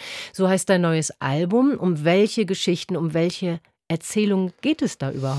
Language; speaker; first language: German; native; German